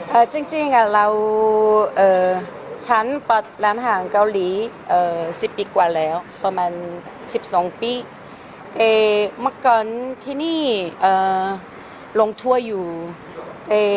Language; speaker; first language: Thai; non-native, learner; Korean